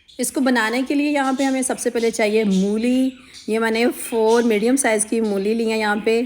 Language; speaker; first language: Urdu; non-native, local second language; Punjabi